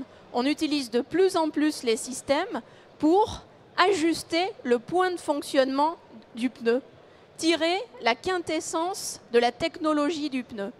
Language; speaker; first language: French; native; French